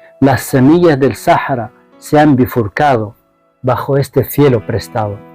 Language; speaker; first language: Spanish; non-native, fluent; Arabic